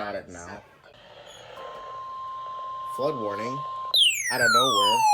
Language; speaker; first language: English; native; English